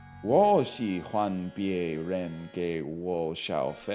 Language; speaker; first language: Chinese; non-native, learner; English